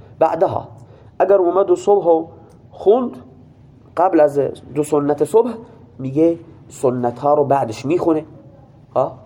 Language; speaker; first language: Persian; non-native, local second language; Baluchi